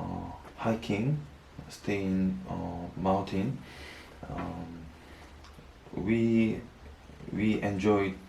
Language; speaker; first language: English; non-native, learner; Korean